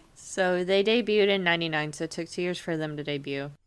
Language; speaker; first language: English; native; English